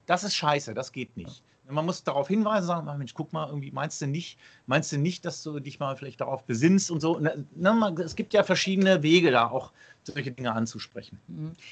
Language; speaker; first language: German; early bilingual, other home language; Arabic